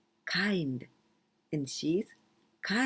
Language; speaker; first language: English; non-native, fluent; Japanese